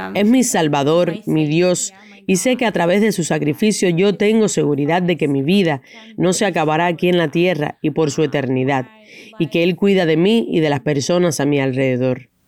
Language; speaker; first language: Spanish; non-native, fluent; Ukrainian